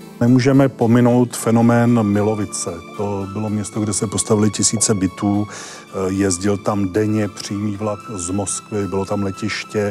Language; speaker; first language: Czech; native; Czech